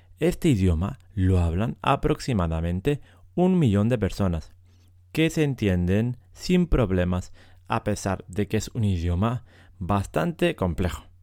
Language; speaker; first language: Spanish; native; Spanish